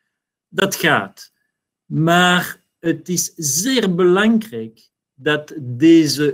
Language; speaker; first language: Dutch; non-native, learner; French